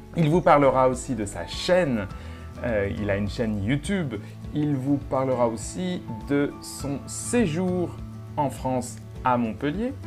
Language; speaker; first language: French; native; French